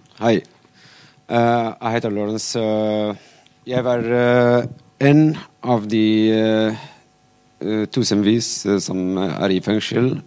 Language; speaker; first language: Norwegian; non-native, fluent; Arabic